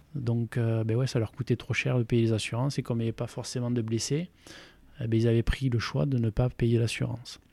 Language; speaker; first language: French; native; French